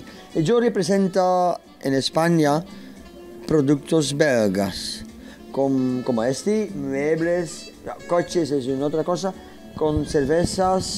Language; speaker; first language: Spanish; non-native, learner; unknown